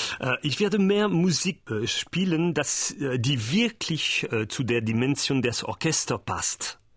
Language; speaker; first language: German; non-native, learner; French